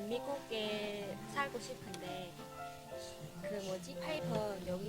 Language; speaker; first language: Korean; non-native, learner; Vietnamese